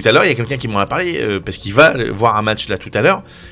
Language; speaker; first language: French; native; French